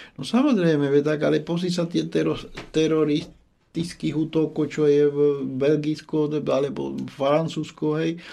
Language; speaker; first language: Slovak; non-native, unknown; Spanish